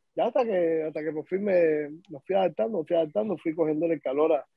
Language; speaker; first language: Spanish; native; Spanish